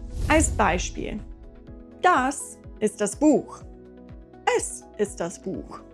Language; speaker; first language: German; non-native, fluent; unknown